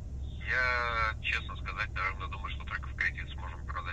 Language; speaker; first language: Russian; native; Russian